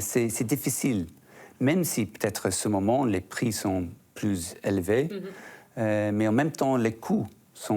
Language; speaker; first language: French; non-native, fluent; English